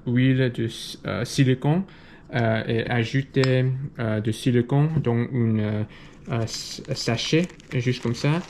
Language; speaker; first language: French; non-native, learner; English